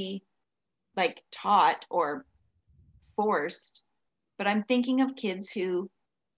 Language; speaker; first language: English; native; English